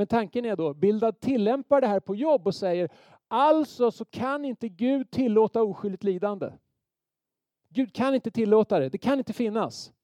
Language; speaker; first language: Swedish; native; Swedish